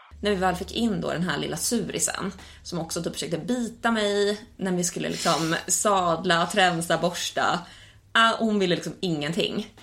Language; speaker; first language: Swedish; native; Swedish